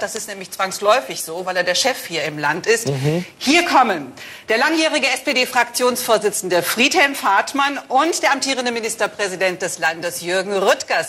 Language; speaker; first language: German; native; German